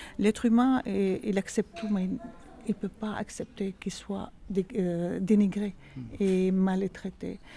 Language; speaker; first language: French; non-native, fluent; Arabic